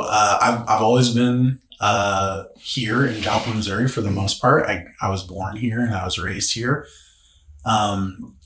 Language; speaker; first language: English; native; English